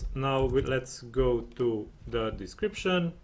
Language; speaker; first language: English; non-native, fluent; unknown